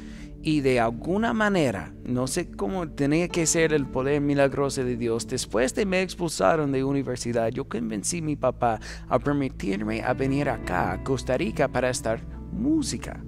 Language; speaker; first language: Spanish; non-native, fluent; English